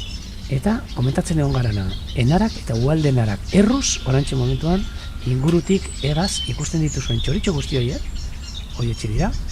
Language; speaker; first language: Basque; native; Basque